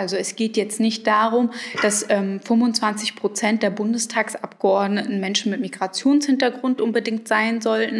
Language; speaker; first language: German; early bilingual, other home language; Arabic